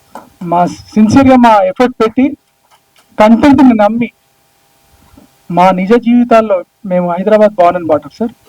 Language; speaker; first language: Telugu; native; Telugu